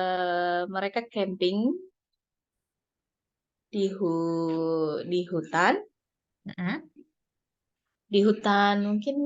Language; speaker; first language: Indonesian; non-native, learner; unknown